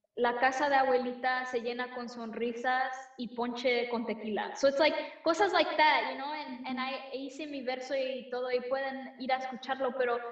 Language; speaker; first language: Spanish; early bilingual, heritage; Spanish